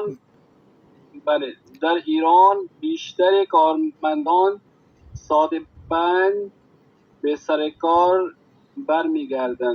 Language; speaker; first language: Persian; non-native, learner; Urdu